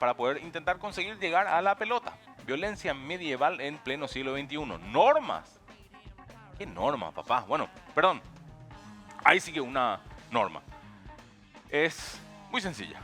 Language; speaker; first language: Spanish; native; Spanish